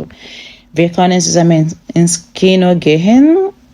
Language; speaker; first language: German; non-native, fluent; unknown